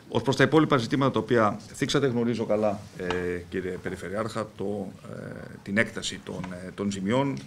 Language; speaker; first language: Greek; native; Greek